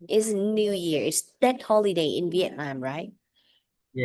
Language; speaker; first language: English; non-native, fluent; Vietnamese